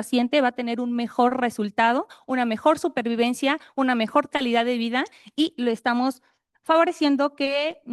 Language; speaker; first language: Spanish; native; Spanish